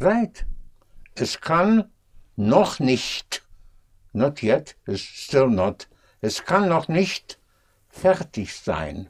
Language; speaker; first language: German; non-native, fluent; English